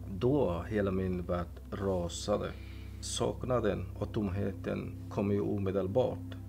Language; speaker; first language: Swedish; non-native, fluent; Somali